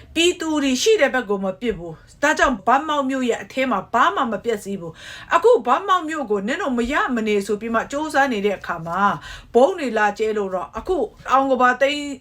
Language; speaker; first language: Burmese; non-native, local second language; Kachin